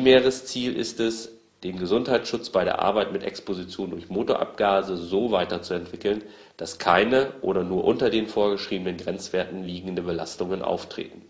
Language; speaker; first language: German; native; German